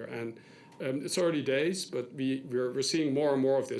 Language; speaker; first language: English; non-native, fluent; Dutch